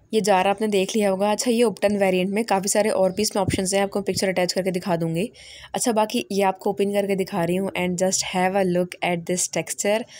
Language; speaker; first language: Urdu; native; Urdu